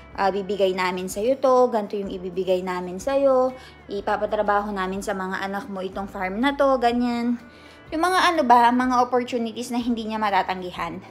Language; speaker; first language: Filipino; native; Filipino